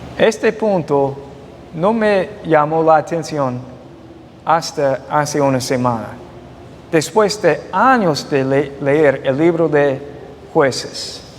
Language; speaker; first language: Spanish; non-native, fluent; English